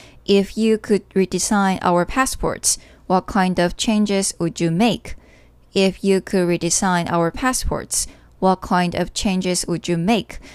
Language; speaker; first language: English; non-native, fluent; Chinese